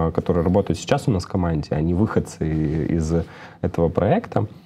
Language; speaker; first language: Russian; native; Russian